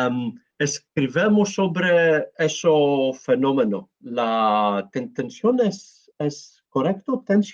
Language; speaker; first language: Spanish; non-native, learner; Greek